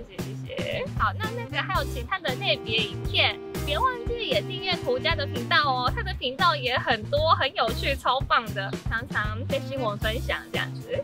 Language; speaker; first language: Chinese; non-native, fluent; Japanese